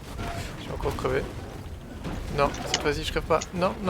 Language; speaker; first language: French; native; French